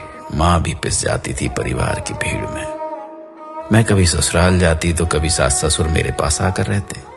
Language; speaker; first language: Hindi; native; Hindi